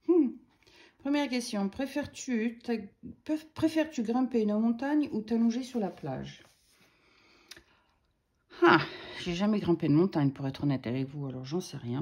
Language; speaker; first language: French; native; French